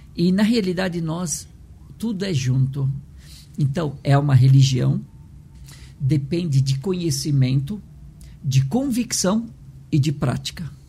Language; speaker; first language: Portuguese; early bilingual, other home language; Arabic